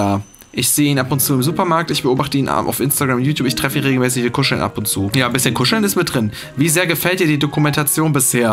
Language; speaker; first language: German; native; German